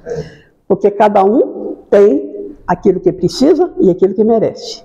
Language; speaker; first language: Portuguese; native; Portuguese